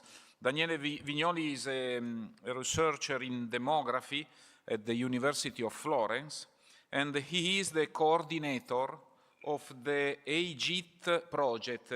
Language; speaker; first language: English; non-native, fluent; Italian